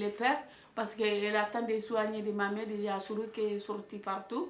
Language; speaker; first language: French; non-native, learner; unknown